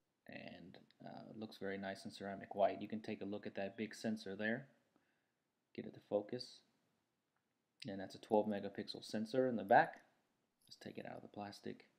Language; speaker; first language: English; native; English